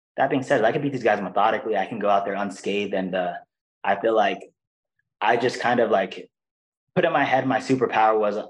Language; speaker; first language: English; non-native, fluent; Portuguese